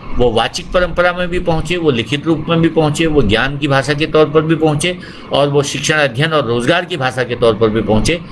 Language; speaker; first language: Hindi; native; Hindi